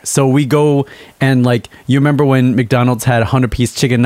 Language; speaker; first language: English; native; English